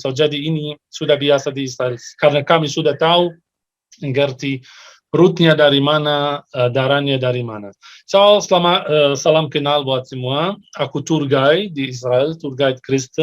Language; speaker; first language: Indonesian; non-native, fluent; Arabic